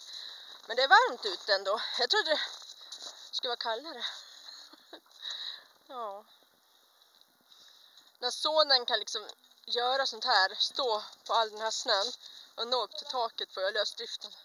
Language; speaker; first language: Swedish; native; Swedish